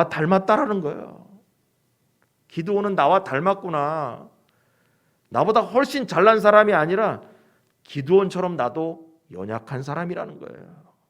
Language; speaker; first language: Korean; native; Korean